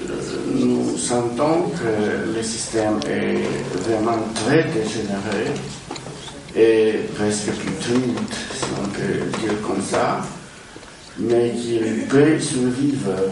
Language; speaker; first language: French; non-native, fluent; Romanian